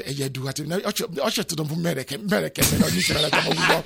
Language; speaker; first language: Hungarian; non-native, learner; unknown